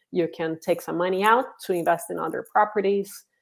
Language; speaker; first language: English; non-native, fluent; Portuguese